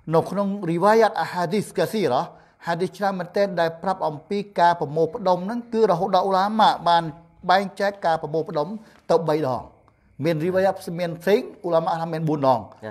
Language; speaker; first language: Khmer; non-native, local second language; Eastern Cham